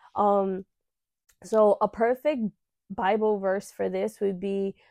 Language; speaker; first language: English; early bilingual, other home language; Spanish